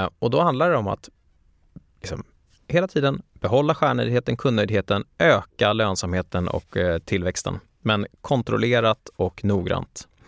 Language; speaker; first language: Swedish; native; Swedish